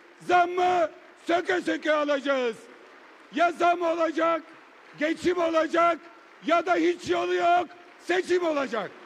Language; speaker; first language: Turkish; native; Turkish